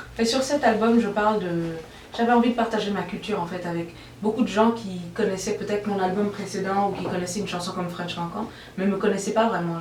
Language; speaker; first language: French; non-native, local second language; Bambara